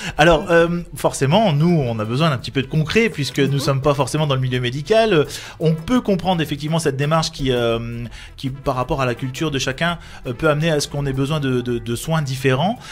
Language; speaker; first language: French; native; French